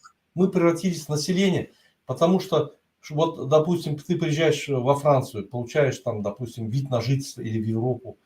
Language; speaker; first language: Russian; non-native, local second language; Turkmen